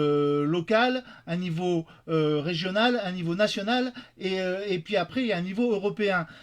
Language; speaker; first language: French; native; French